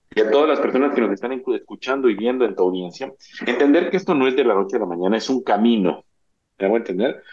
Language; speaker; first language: Spanish; native; Spanish